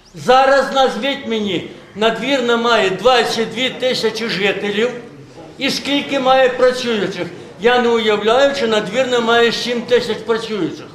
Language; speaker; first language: Ukrainian; native; Ukrainian